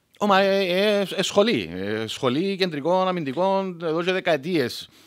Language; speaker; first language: Greek; native; Greek